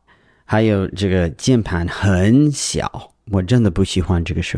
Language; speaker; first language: Chinese; non-native, learner; English